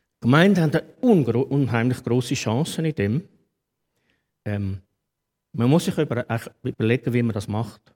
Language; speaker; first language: German; native; German